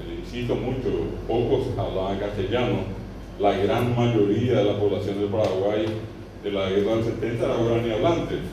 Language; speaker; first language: Spanish; non-native, local second language; Guarani